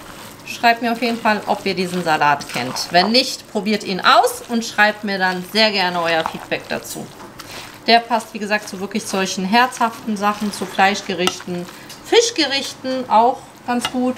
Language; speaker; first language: German; native; German